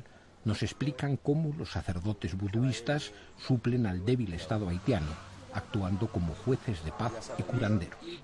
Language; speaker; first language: Spanish; native; Spanish